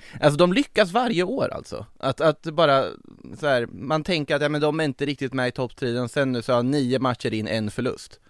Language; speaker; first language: Swedish; native; Swedish